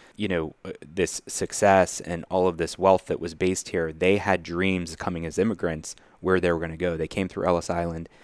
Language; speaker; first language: English; native; English